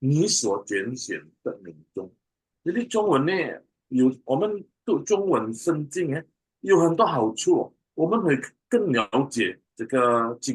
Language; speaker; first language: Chinese; non-native, fluent; Indonesian